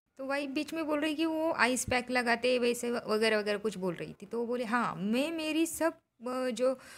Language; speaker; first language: Hindi; non-native, local second language; Marathi